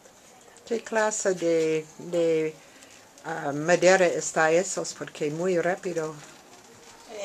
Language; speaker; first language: Spanish; non-native, learner; English